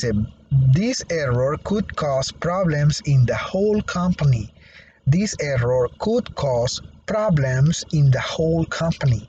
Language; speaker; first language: English; non-native, fluent; Spanish